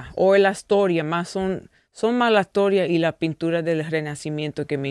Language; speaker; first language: Spanish; early bilingual, heritage; English